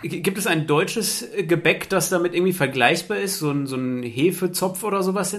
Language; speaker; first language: German; native; German